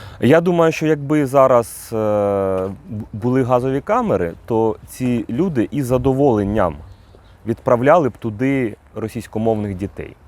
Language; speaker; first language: Ukrainian; native; Ukrainian